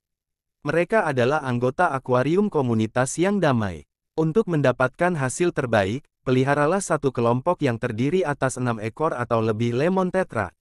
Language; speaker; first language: Indonesian; native; Indonesian